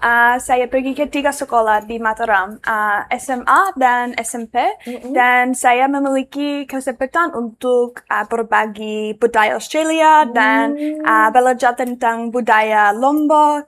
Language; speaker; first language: Indonesian; non-native, learner; English